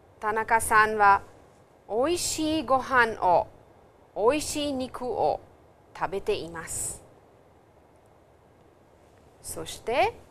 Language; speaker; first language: Japanese; non-native, fluent; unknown